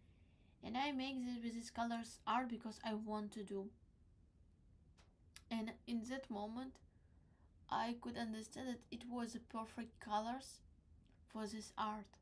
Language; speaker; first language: English; non-native, learner; Crimean Tatar